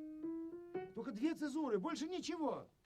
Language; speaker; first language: Russian; native; Russian